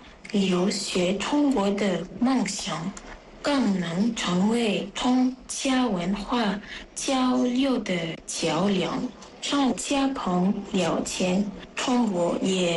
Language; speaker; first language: Chinese; non-native, learner; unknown